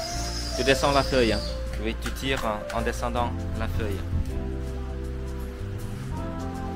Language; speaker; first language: French; non-native, fluent; Vietnamese